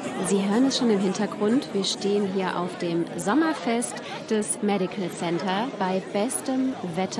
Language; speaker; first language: German; native; German